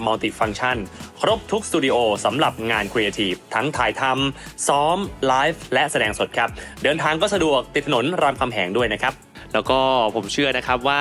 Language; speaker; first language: Thai; native; Thai